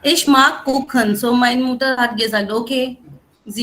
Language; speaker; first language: German; non-native, learner; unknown